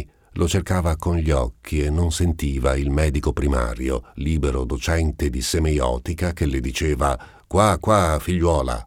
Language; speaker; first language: Italian; native; Italian